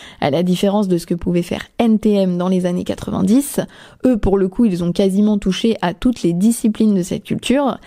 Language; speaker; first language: French; native; French